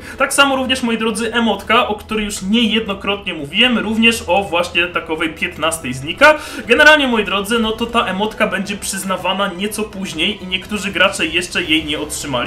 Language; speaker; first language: Polish; native; Polish